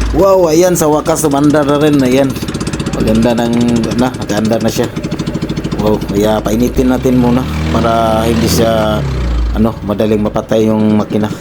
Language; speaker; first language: Filipino; non-native, local second language; Cebuano